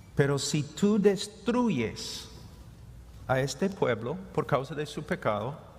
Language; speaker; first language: Spanish; non-native, fluent; English